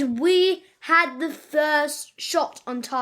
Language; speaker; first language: English; native; English